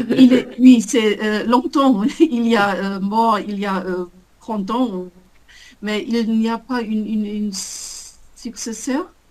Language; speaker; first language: French; non-native, learner; German